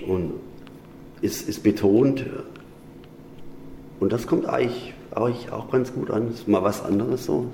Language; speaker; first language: German; native; German